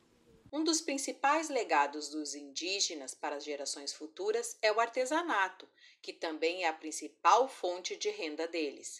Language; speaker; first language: Portuguese; native; Portuguese